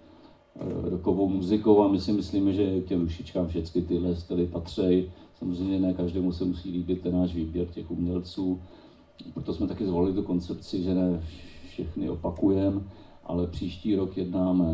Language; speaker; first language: Czech; native; Czech